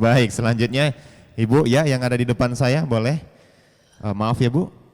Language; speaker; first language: Indonesian; native; Indonesian